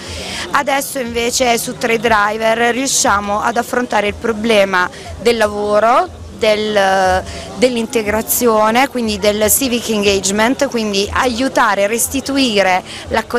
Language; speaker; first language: Italian; native; Italian